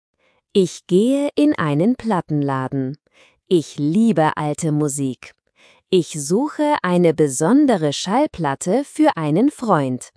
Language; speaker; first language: German; non-native, fluent; Spanish